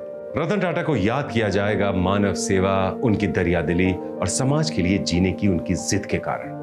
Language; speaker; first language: Hindi; native; Hindi